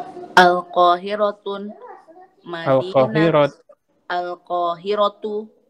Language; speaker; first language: Arabic; non-native, learner; Indonesian